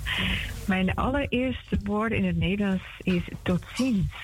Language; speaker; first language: Dutch; non-native, fluent; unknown